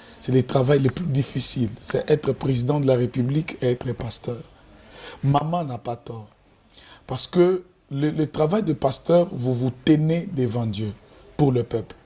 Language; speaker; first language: French; non-native, local second language; Lingala